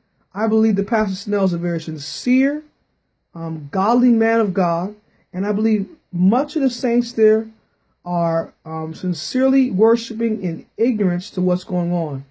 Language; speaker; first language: English; native; English